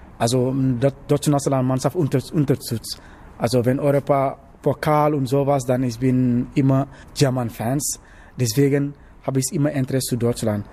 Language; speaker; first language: German; non-native, learner; Wolof